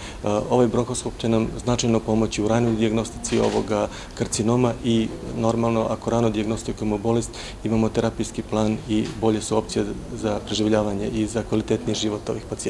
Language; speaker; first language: Serbian; native; Serbian